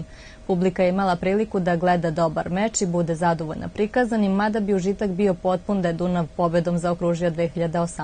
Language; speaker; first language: Serbian; native; Serbian